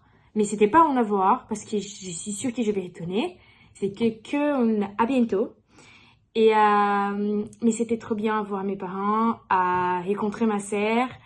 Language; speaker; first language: French; non-native, learner; Portuguese